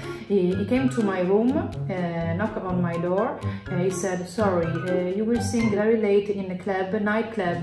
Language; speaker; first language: English; non-native, fluent; Italian